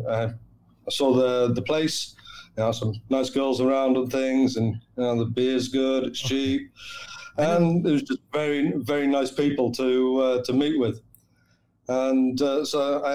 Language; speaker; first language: English; native; English